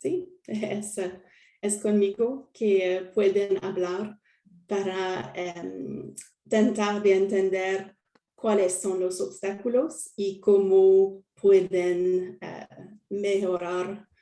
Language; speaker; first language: Spanish; non-native, learner; French